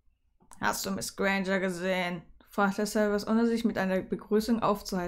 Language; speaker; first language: German; native; German